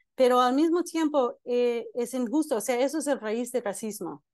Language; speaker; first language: Spanish; non-native, fluent; English